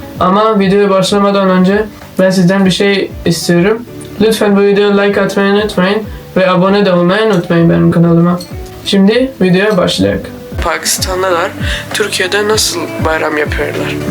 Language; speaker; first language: Turkish; non-native, fluent; Urdu